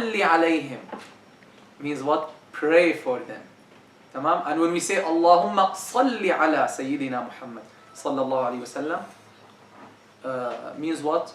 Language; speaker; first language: English; non-native, fluent; Arabic